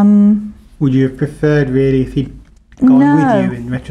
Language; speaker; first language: English; native; English